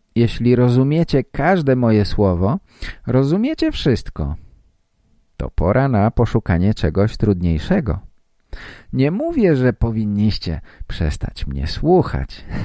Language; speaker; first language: Polish; native; Polish